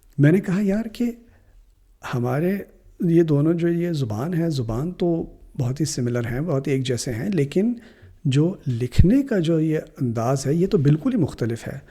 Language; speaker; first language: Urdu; native; Urdu